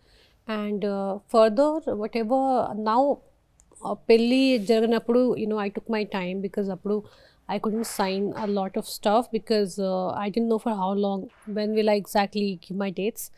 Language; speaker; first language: Telugu; non-native, local second language; Hindi